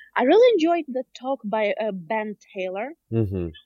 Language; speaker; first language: English; non-native, fluent; Russian